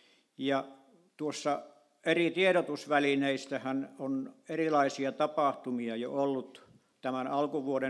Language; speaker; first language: Finnish; native; Finnish